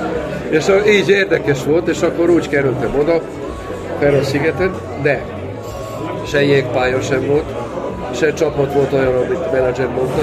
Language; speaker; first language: Hungarian; non-native, local second language; Serbian